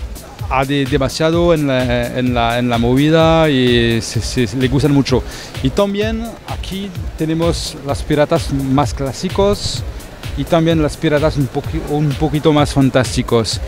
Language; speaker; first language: Spanish; non-native, fluent; French